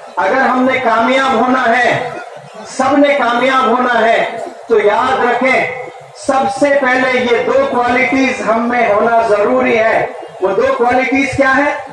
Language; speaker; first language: Urdu; native; Urdu